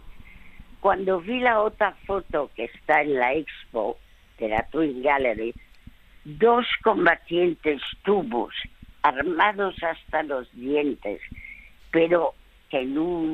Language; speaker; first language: Spanish; early bilingual, other home language; French